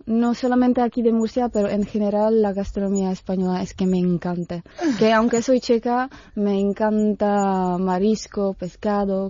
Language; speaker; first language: Spanish; non-native, fluent; Czech